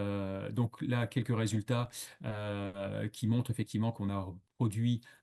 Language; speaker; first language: French; native; French